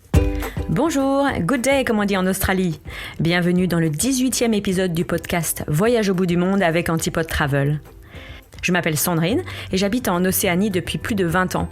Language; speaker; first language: French; native; French